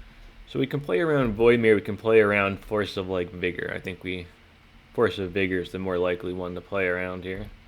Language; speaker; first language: English; native; English